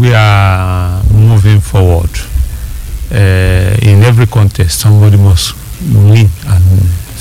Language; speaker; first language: English; non-native, local second language; Yoruba